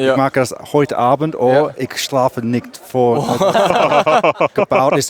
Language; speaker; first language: German; non-native, learner; English